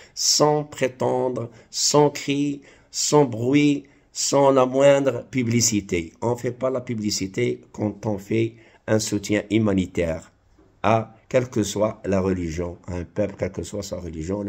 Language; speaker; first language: French; non-native, local second language; Arabic